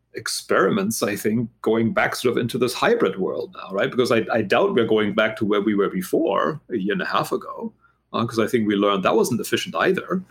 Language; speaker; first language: English; non-native, fluent; German